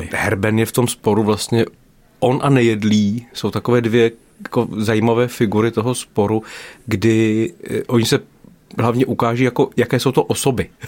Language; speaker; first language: Czech; native; Czech